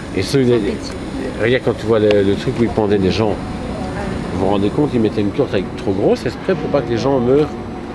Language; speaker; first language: French; native; French